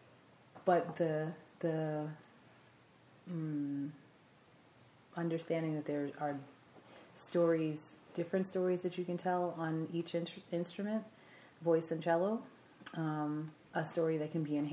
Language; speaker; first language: English; native; English